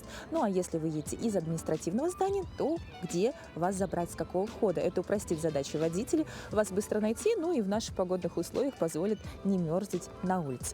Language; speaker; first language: Russian; native; Russian